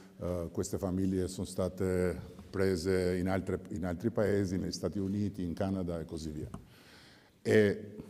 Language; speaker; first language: Italian; non-native, fluent; Albanian